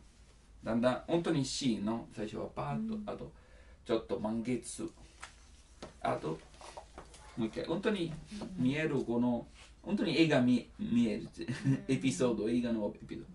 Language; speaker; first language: Japanese; non-native, learner; Italian